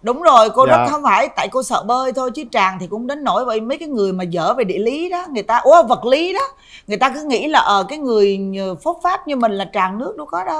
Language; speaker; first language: Vietnamese; native; Vietnamese